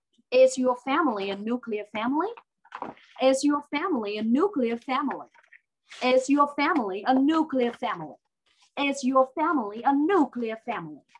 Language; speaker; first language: English; non-native, fluent; Vietnamese